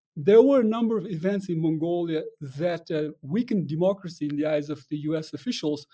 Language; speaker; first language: English; non-native, fluent; Russian